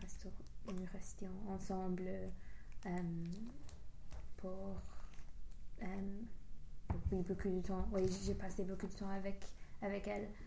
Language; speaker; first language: French; non-native, learner; English